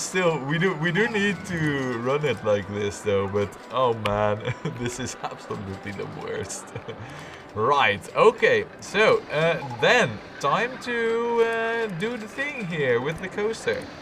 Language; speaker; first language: English; non-native, fluent; Dutch